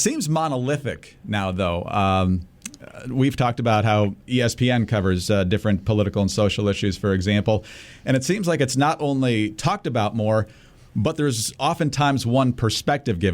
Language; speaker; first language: English; native; English